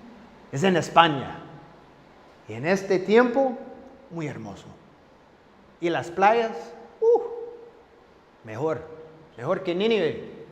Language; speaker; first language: Spanish; non-native, fluent; English